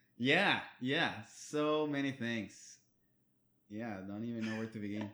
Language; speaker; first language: English; non-native, fluent; Spanish